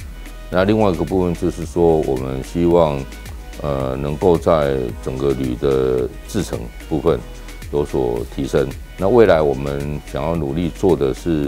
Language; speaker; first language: Chinese; native; Chinese